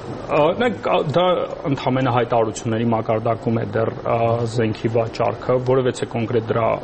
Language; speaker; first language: Armenian; native; Armenian